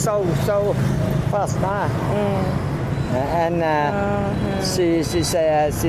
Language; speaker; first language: English; non-native, learner; Vietnamese